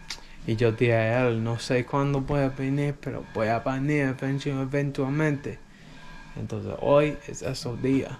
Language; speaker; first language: Spanish; non-native, learner; English